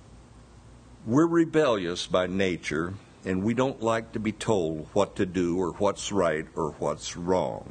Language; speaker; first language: English; native; English